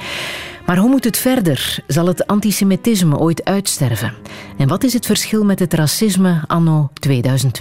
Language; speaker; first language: Dutch; native; Dutch